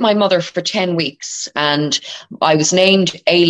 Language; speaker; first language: English; native; English